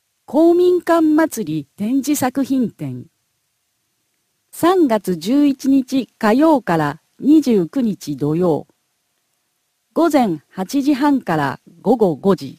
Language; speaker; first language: Japanese; native; Japanese